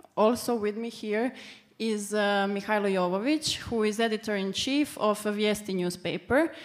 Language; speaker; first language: English; non-native, fluent; Serbian